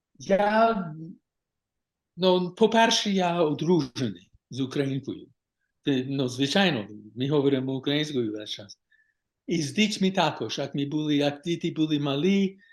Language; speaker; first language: Ukrainian; non-native, learner; English